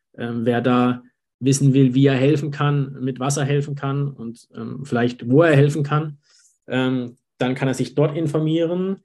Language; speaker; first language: German; native; German